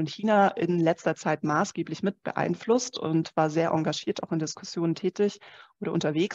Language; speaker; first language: German; native; German